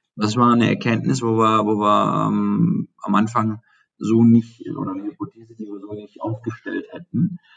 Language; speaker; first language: German; early bilingual, other home language; Turkish